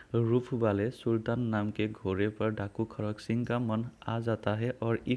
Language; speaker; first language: Hindi; non-native, local second language; Assamese